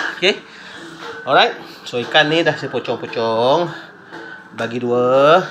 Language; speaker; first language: Malay; non-native, local second language; Iban